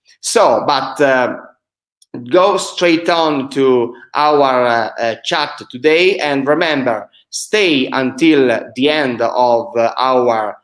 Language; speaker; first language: English; non-native, fluent; Italian